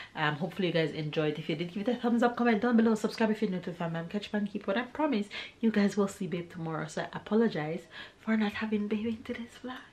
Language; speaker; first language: English; native; English